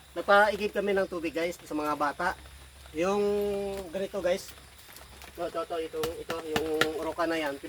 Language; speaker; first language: Filipino; non-native, local second language; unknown